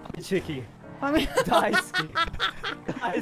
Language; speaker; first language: Japanese; non-native, learner; English